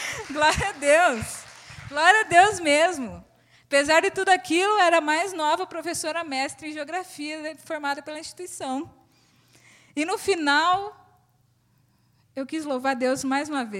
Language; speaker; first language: Portuguese; native; Portuguese